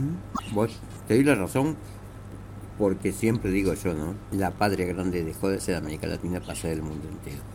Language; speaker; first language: Spanish; native; Spanish